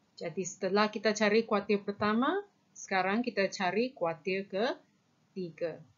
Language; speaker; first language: Malay; non-native, local second language; Chinese